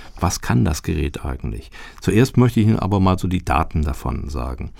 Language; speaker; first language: German; native; German